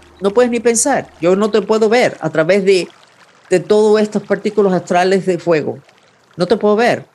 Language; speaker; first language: Spanish; non-native, fluent; English